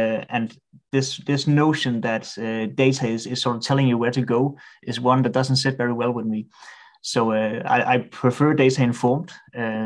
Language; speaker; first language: English; non-native, fluent; Danish